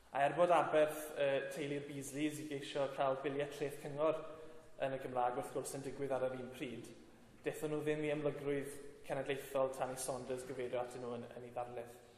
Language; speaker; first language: Welsh; native; Welsh